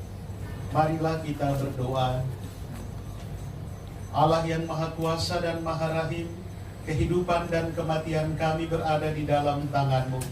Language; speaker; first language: Indonesian; native; Indonesian